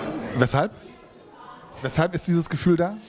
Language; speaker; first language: German; native; German